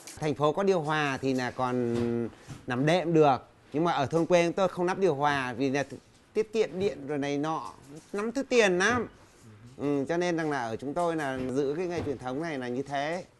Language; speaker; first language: Vietnamese; native; Vietnamese